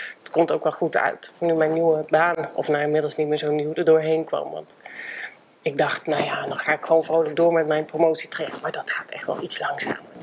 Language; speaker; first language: Dutch; native; Dutch